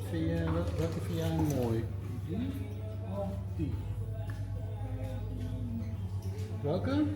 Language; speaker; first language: Dutch; native; Dutch